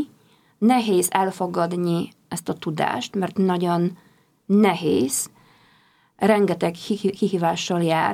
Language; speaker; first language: Hungarian; non-native, fluent; Polish